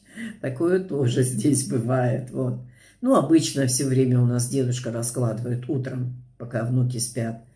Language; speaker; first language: Russian; native; Russian